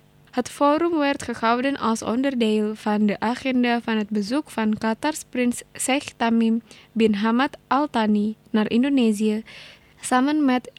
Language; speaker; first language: Dutch; non-native, learner; Indonesian